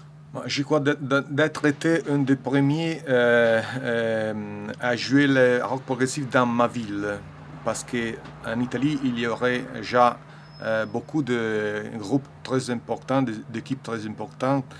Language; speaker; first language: French; non-native, learner; Italian